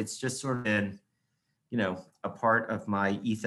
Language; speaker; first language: English; native; English